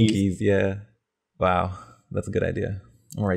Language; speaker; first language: English; native; English